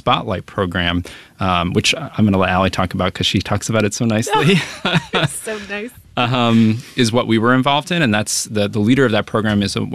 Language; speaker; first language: English; native; English